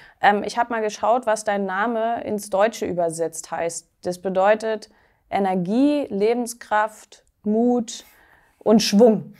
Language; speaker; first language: German; native; German